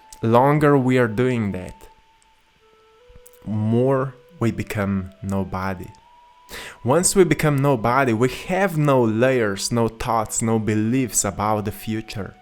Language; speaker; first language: English; non-native, fluent; Slovenian